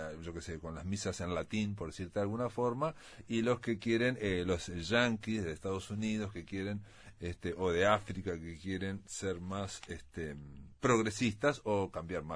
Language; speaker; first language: Spanish; native; Spanish